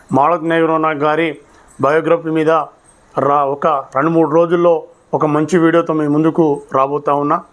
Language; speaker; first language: Telugu; native; Telugu